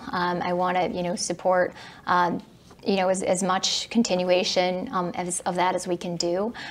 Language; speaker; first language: English; native; English